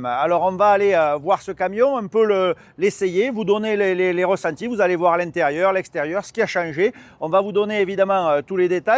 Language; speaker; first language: French; native; French